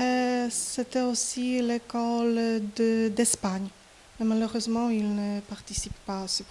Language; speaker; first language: French; non-native, fluent; Polish